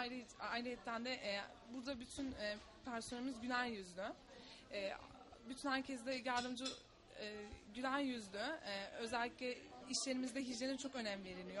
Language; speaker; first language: Turkish; native; Turkish